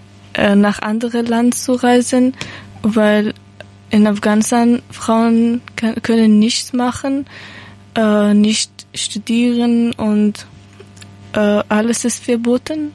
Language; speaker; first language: German; non-native, learner; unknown